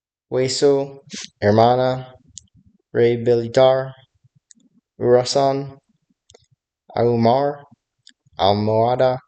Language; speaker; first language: Spanish; non-native, learner; English